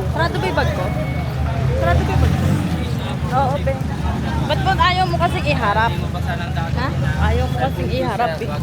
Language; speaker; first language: Filipino; native; Filipino